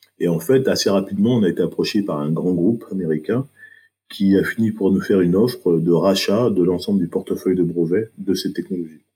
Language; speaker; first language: French; early bilingual, other home language; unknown